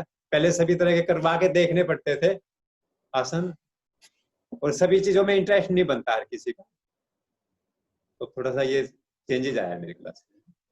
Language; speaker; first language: Hindi; native; Hindi